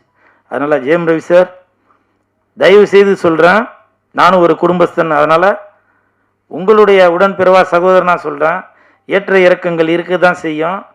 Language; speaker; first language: Tamil; native; Tamil